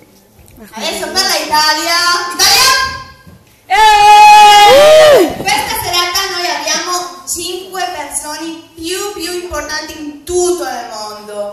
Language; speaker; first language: Italian; non-native, learner; Spanish